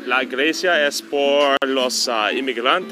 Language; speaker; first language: Spanish; non-native, learner; English